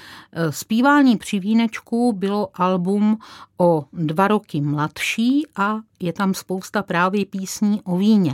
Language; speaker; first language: Czech; native; Czech